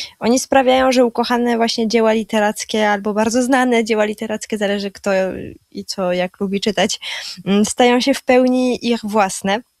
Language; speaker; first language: Polish; early bilingual, heritage; Polish